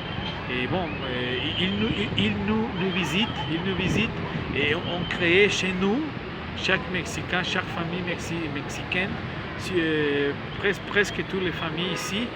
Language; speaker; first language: French; non-native, learner; Spanish